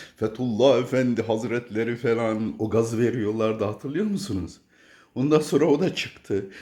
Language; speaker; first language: Turkish; native; Turkish